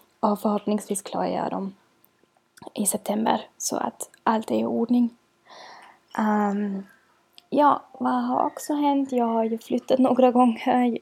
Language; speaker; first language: Swedish; non-native, learner; German